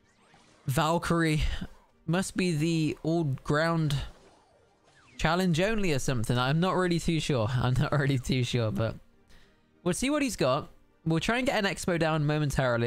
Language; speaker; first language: English; native; English